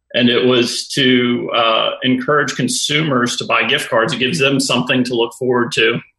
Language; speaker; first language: English; native; English